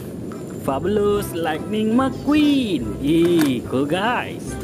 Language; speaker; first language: English; non-native, learner; Indonesian